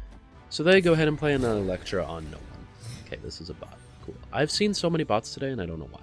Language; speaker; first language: English; native; English